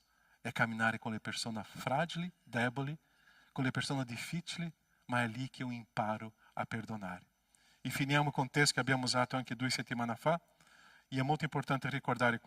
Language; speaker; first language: Italian; non-native, fluent; Portuguese